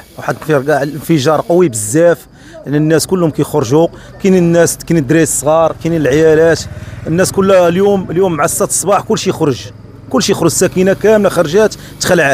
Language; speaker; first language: Arabic; native; Arabic